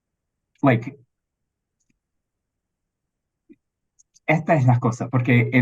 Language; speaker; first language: Spanish; non-native, fluent; English